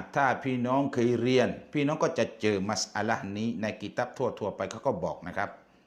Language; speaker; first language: Thai; non-native, local second language; Malay